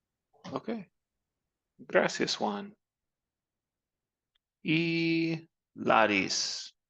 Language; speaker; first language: Spanish; non-native, fluent; English